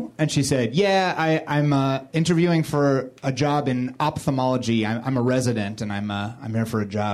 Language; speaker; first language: English; native; English